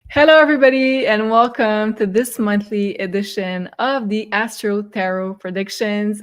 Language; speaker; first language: English; non-native, fluent; French